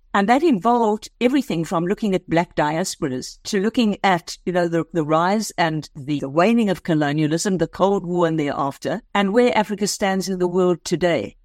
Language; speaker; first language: English; native; English